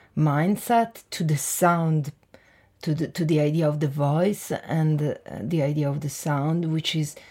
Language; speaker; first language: English; non-native, fluent; Italian